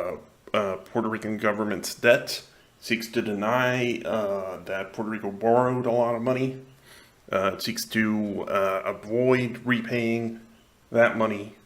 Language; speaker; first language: English; non-native, local second language; Spanish